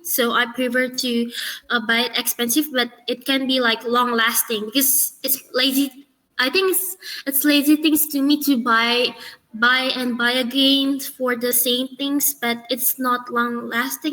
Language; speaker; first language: English; non-native, learner; Indonesian